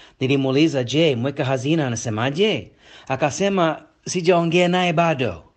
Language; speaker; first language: Swahili; non-native, fluent; English